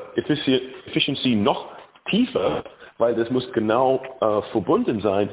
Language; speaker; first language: German; non-native, fluent; English